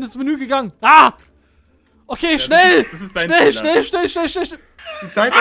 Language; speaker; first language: German; native; German